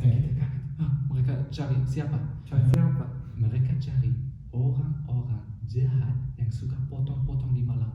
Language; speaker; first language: Indonesian; non-native, fluent; German